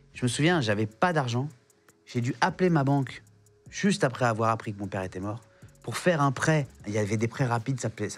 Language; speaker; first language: French; native; French